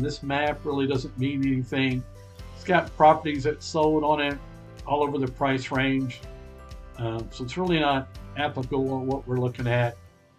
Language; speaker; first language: English; native; English